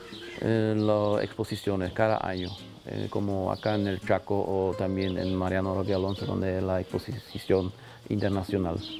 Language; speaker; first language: Spanish; non-native, local second language; German